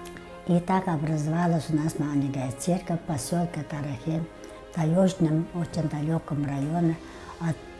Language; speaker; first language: Russian; non-native, local second language; Tuvinian